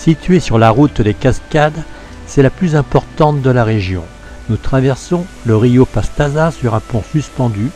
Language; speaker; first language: French; native; French